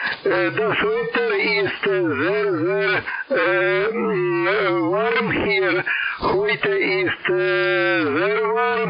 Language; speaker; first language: German; non-native, learner; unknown